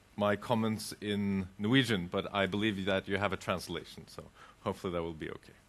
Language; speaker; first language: English; non-native, fluent; Norwegian